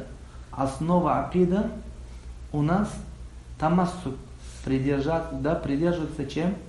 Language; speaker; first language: Russian; non-native, local second language; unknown